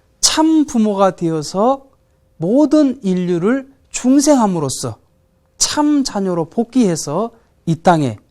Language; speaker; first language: Korean; native; Korean